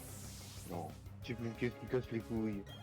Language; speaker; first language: French; native; French